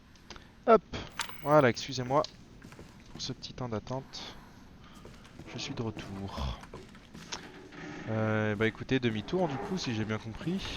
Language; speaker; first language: French; native; French